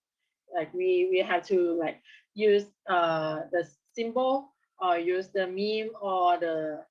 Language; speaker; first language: English; non-native, learner; Thai